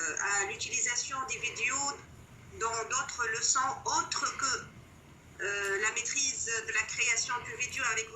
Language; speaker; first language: French; non-native, local second language; Arabic